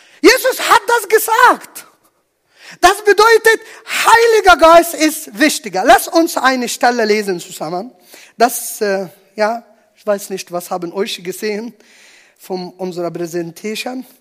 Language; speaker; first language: German; non-native, learner; Arabic